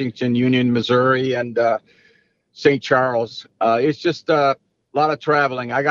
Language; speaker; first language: English; early bilingual, other home language; Italian